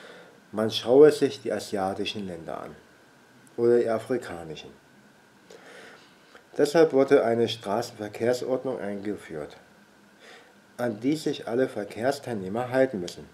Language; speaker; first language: German; native; German